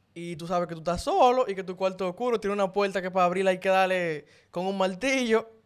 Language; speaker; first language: Spanish; native; Spanish